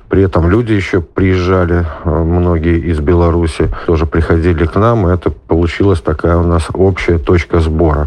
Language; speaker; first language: Russian; native; Russian